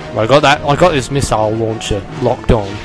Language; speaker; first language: English; native; English